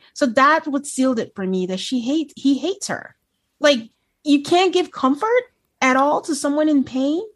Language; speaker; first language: English; non-native, local second language; Yoruba